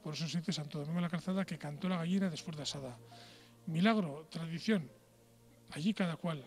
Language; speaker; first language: Spanish; native; Spanish